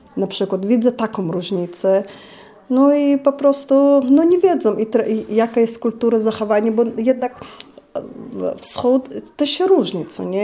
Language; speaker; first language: Polish; non-native, fluent; Chechen